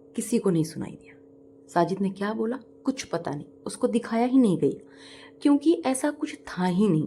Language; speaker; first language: Hindi; native; Hindi